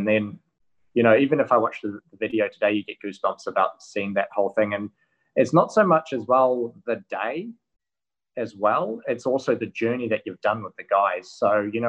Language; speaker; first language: English; native; English